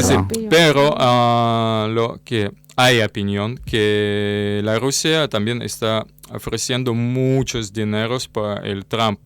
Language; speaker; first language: Spanish; non-native, learner; Russian